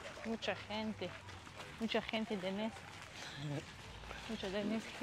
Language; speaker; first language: Spanish; non-native, learner; Danish